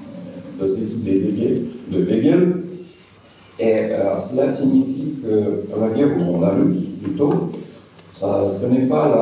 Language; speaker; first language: French; non-native, fluent; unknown